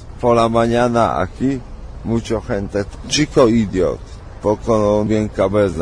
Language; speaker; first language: Spanish; non-native, learner; Polish